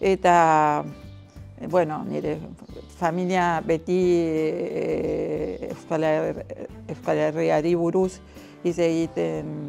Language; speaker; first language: Basque; non-native, learner; Spanish